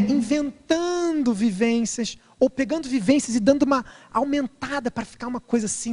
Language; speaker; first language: Portuguese; native; Portuguese